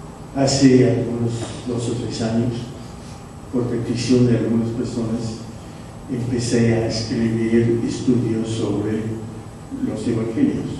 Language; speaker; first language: Spanish; non-native, fluent; English